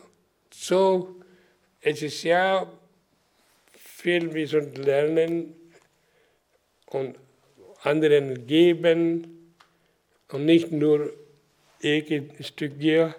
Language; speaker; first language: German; non-native, learner; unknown